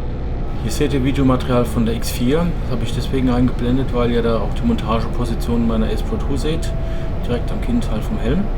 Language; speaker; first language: German; native; German